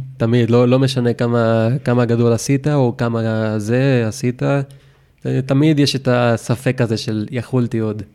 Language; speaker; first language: Hebrew; non-native, fluent; Spanish